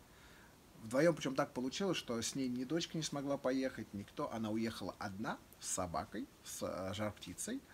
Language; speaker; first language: Russian; native; Russian